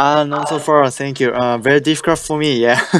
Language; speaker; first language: English; non-native, learner; Japanese